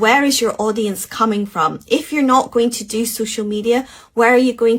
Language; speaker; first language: English; native; English